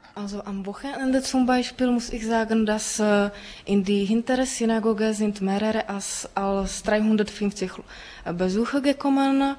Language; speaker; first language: German; non-native, fluent; Czech